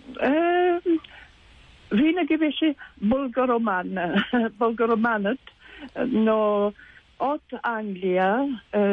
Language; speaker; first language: Bulgarian; non-native, learner; English